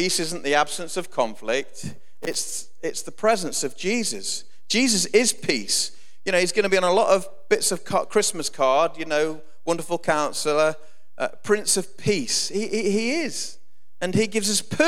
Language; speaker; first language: English; native; English